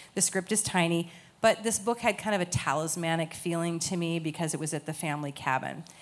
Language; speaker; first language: English; native; English